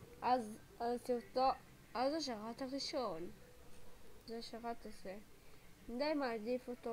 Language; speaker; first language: Hebrew; native; Hebrew